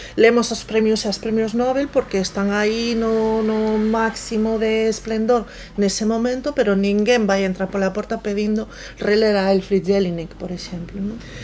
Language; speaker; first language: Galician; native; Galician